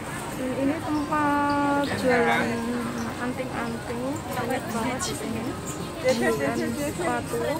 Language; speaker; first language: Indonesian; non-native, local second language; Javanese